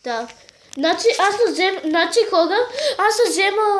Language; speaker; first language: Bulgarian; native; Bulgarian